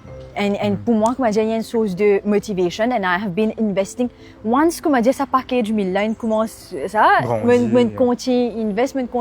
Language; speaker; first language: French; non-native, local second language; Morisyen